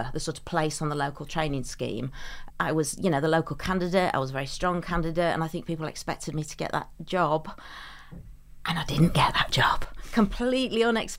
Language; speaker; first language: English; native; English